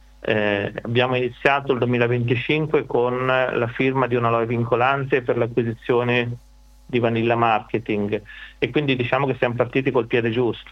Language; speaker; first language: Italian; native; Italian